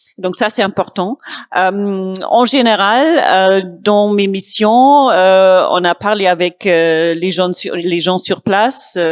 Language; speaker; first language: French; non-native, fluent; German